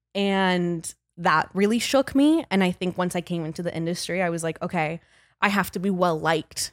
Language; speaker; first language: English; early bilingual, other home language; Spanish